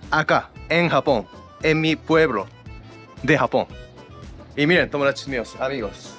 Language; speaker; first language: Spanish; non-native, learner; Japanese